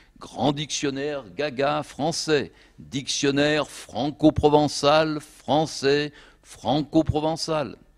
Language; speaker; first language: French; native; French